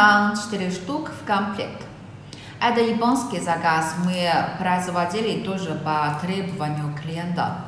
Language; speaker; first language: Russian; non-native, learner; Chinese